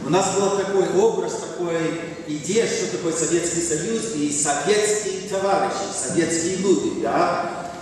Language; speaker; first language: Russian; non-native, fluent; English